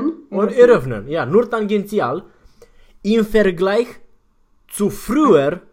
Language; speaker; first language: German; non-native, fluent; Romanian